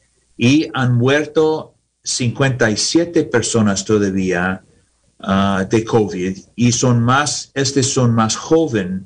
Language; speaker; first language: Spanish; non-native, learner; English